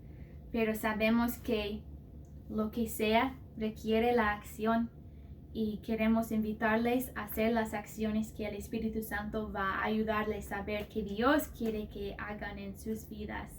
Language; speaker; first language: Spanish; non-native, fluent; English